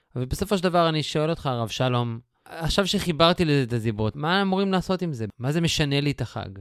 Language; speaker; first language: Hebrew; native; Hebrew